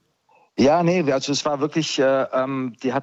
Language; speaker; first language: German; early bilingual, other home language; Croatian